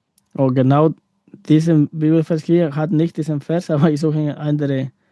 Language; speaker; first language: German; non-native, learner; Spanish